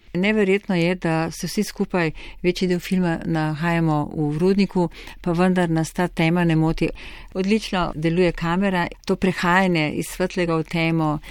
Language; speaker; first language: Slovenian; native; Slovenian